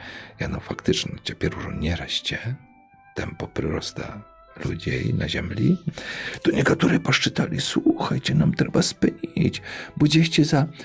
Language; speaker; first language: Polish; non-native, local second language; Belarusian